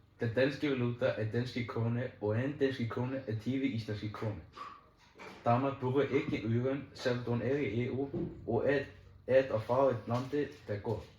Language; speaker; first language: Danish; non-native, learner; Icelandic